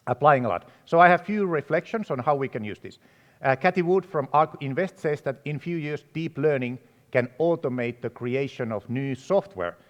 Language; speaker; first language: English; non-native, fluent; Finnish